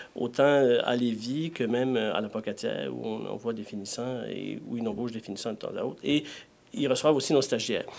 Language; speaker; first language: French; native; French